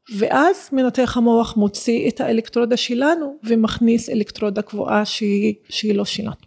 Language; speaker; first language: Hebrew; non-native, local second language; Arabic